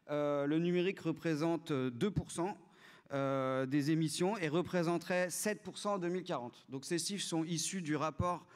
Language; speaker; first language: French; native; French